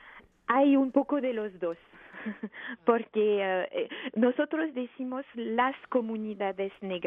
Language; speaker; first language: Spanish; non-native, fluent; French